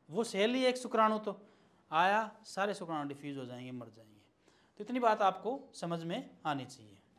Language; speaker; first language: Hindi; native; Hindi